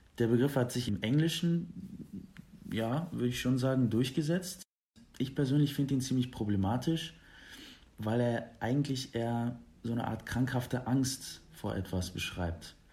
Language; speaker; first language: German; early bilingual, other home language; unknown